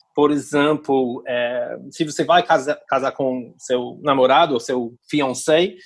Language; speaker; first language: Portuguese; non-native, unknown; English